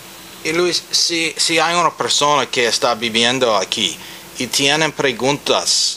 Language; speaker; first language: Spanish; non-native, learner; English